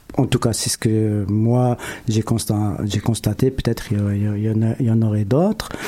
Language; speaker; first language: French; non-native, local second language; Arabic